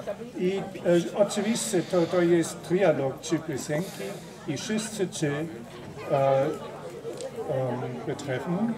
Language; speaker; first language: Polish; non-native, learner; German